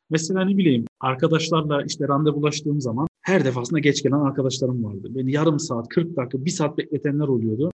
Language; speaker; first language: Turkish; early bilingual, heritage; Turkish